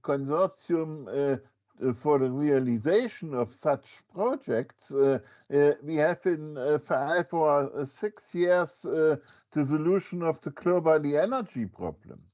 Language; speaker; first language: English; non-native, fluent; German